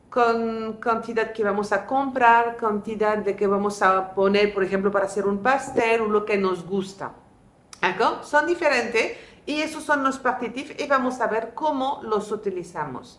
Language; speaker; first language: Spanish; non-native, fluent; French